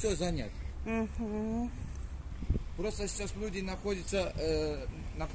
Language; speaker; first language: Russian; non-native, learner; Turkish